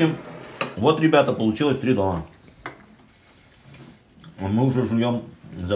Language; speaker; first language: Russian; native; Russian